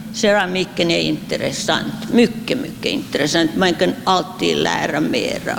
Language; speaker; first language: Swedish; non-native, local second language; Finnish